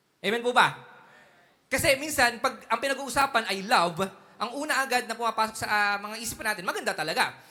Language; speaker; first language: Filipino; native; Filipino